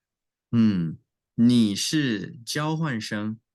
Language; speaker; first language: Chinese; non-native, learner; English